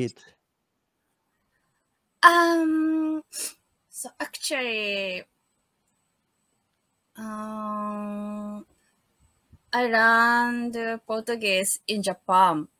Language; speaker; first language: English; non-native, learner; Japanese